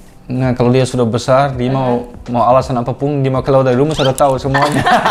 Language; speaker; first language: Indonesian; non-native, fluent; Dutch